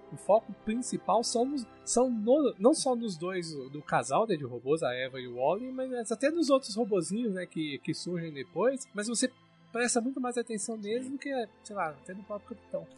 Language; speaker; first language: Portuguese; native; Portuguese